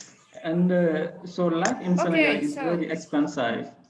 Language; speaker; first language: English; non-native, learner; French